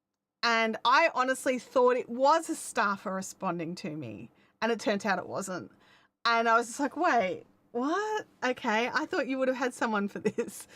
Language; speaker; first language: English; native; English